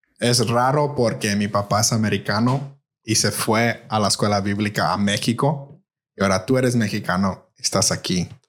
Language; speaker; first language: Spanish; early bilingual, heritage; Spanish